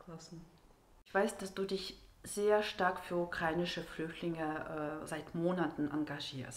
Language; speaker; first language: German; non-native, fluent; Russian